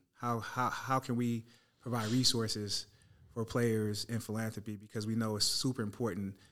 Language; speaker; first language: English; native; English